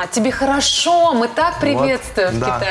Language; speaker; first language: Russian; native; Russian